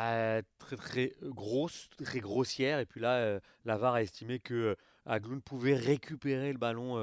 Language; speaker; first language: French; native; French